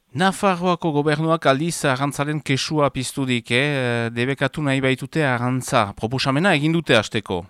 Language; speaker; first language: Basque; native; Basque